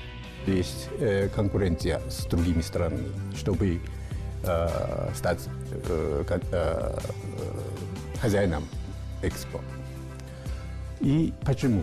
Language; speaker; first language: Russian; non-native, fluent; Slovak